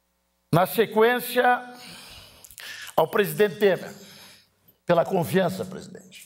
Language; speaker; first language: Portuguese; native; Portuguese